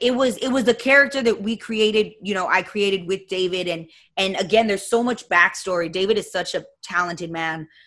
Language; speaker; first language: English; native; English